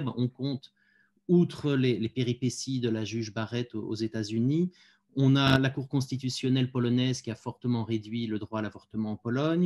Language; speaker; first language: French; native; French